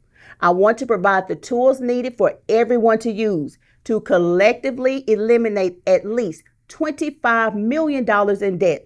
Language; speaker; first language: English; native; English